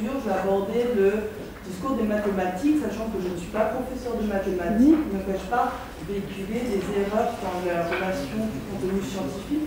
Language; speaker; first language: French; native; French